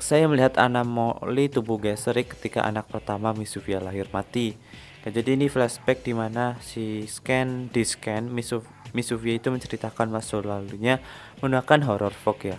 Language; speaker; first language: Indonesian; native; Indonesian